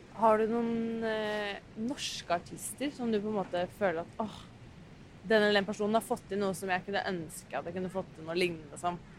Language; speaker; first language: Norwegian; native; Norwegian